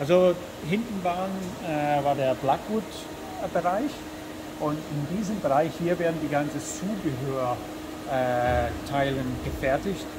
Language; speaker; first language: German; native; German